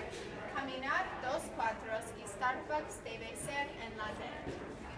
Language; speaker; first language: Spanish; non-native, learner; English